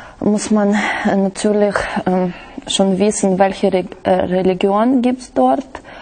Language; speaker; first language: German; non-native, learner; Russian